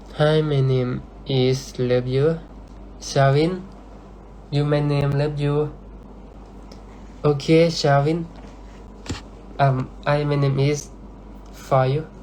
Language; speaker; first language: English; non-native, learner; Thai